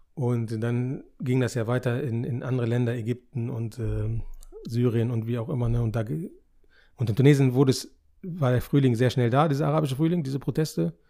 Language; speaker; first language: German; native; German